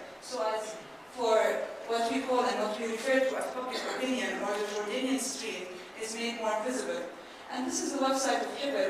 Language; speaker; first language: English; non-native, fluent; Arabic